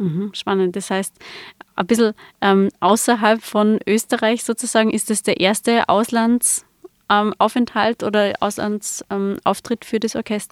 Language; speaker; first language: German; native; German